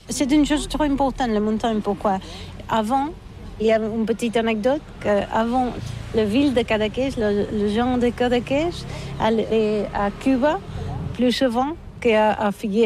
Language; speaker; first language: French; non-native, learner; Catalan